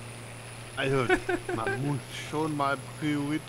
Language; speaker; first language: German; native; German